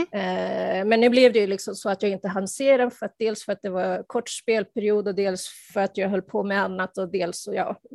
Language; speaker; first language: Swedish; early bilingual, heritage; Spanish